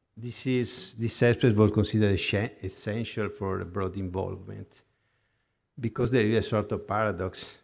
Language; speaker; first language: English; non-native, fluent; Italian